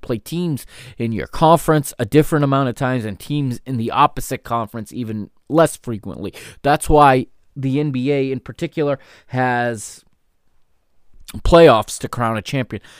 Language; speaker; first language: English; native; English